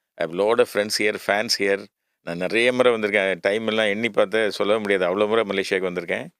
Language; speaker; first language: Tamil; native; Tamil